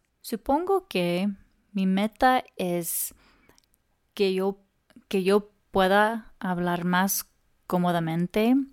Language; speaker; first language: Spanish; non-native, learner; English